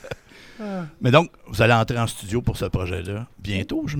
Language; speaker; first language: French; native; French